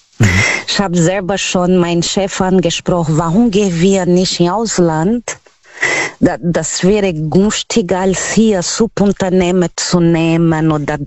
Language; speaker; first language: German; non-native, learner; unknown